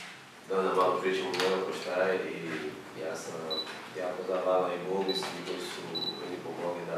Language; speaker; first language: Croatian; non-native, fluent; Portuguese